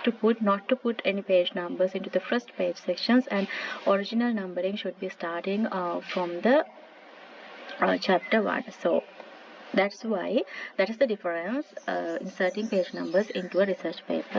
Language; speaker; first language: English; non-native, local second language; Sinhala